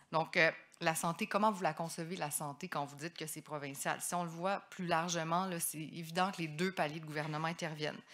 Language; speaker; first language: French; native; French